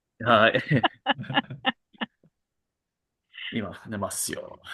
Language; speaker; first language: Japanese; non-native, learner; English